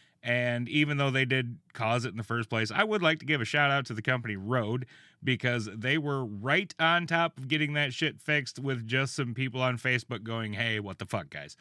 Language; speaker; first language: English; native; English